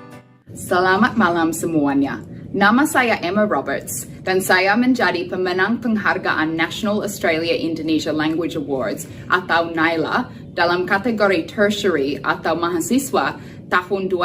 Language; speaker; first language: Indonesian; non-native, fluent; English